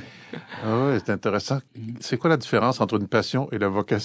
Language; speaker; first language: French; native; French